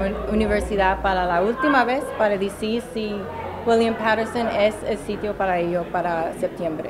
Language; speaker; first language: Spanish; early bilingual, heritage; Spanish